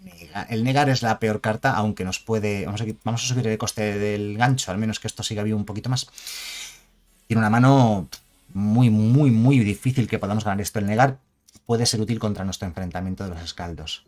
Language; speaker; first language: Spanish; native; Spanish